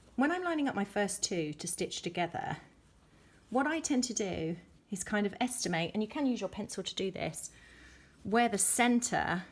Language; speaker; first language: English; native; English